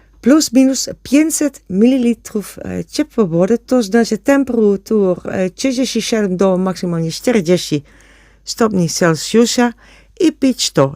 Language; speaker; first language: Polish; non-native, learner; Dutch